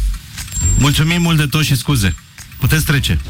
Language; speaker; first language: Romanian; native; Romanian